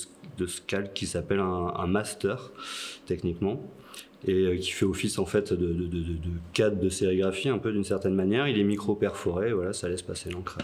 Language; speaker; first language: French; native; French